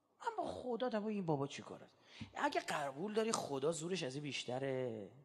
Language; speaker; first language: Persian; native; Persian